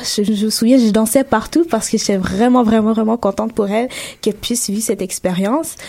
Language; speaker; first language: French; native; French